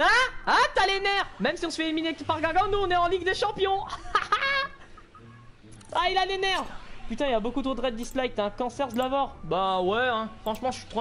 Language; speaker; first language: French; native; French